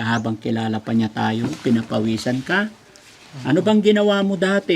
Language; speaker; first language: Filipino; native; Filipino